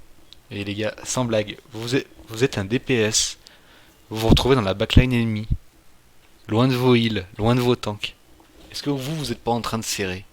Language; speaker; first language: French; native; French